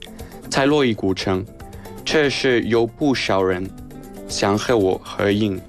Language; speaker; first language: Chinese; non-native, fluent; Spanish